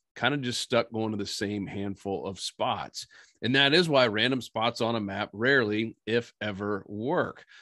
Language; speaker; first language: English; native; English